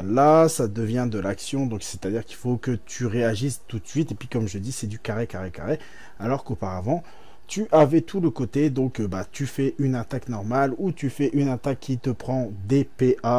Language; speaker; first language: French; native; French